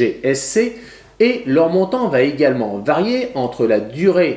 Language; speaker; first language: French; native; French